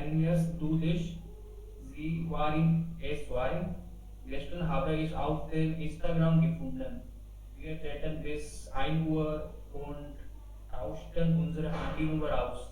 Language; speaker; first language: German; non-native, learner; Hindi